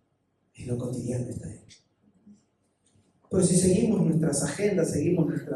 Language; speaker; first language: Spanish; native; Spanish